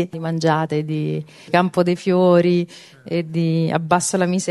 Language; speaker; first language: Italian; native; Italian